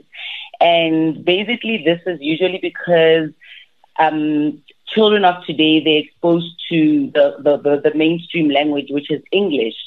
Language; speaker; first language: English; non-native, local second language; Tswana